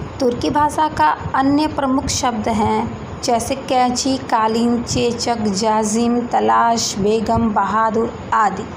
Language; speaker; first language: Hindi; native; Hindi